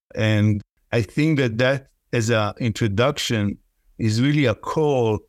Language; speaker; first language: English; non-native, fluent; Hebrew